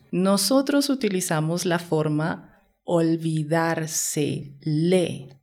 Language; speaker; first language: Spanish; native; Spanish